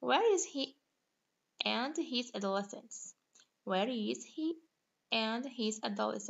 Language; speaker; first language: English; non-native, fluent; Portuguese